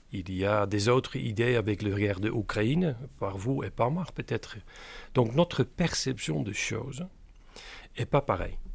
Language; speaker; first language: French; non-native, fluent; Dutch